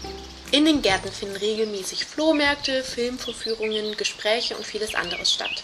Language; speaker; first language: German; native; German